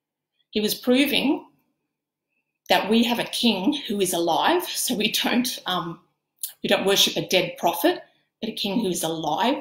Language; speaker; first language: English; native; English